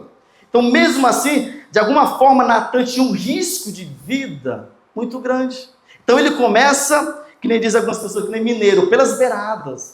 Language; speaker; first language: Portuguese; native; Portuguese